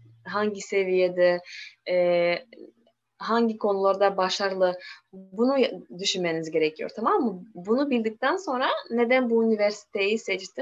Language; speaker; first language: Turkish; non-native, learner; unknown